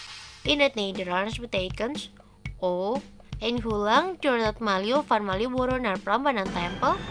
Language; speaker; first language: Dutch; non-native, fluent; Indonesian